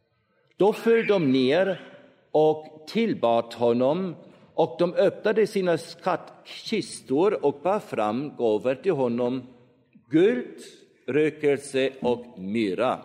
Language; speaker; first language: Swedish; non-native, fluent; German